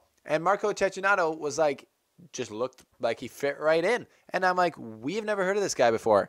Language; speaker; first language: English; native; English